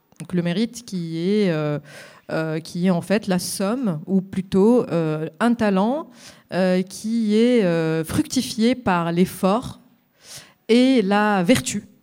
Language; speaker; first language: French; non-native, local second language; Arabic